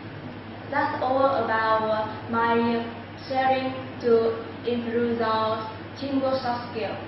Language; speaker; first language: English; non-native, learner; Vietnamese